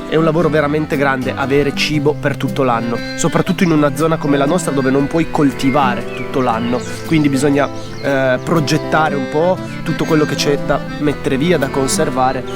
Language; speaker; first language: Italian; native; Italian